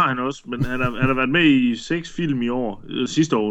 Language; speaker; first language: Danish; native; Danish